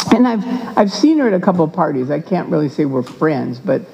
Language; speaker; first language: English; native; English